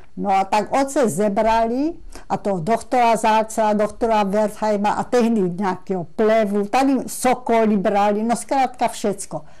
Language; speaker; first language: Czech; non-native, local second language; German